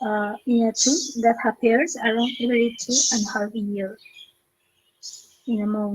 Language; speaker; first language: English; non-native, learner; Spanish